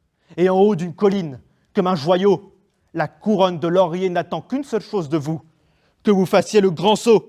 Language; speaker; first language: French; native; French